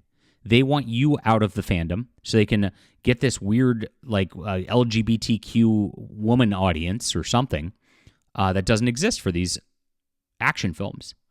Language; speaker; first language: English; native; English